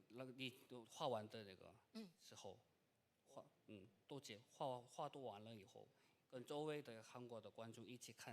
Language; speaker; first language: Chinese; non-native, learner; Korean